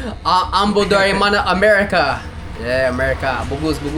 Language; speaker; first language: Indonesian; non-native, learner; English